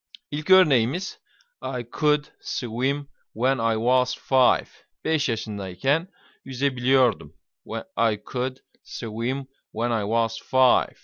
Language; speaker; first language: English; non-native, fluent; Turkish